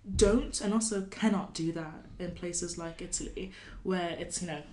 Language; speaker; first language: English; native; English